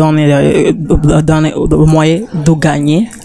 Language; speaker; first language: French; non-native, learner; Rundi